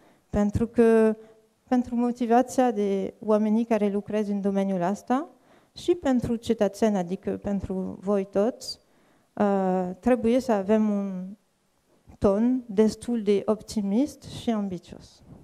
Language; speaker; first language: Romanian; non-native, fluent; French